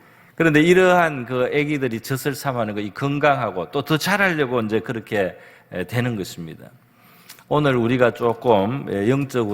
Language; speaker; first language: Korean; native; Korean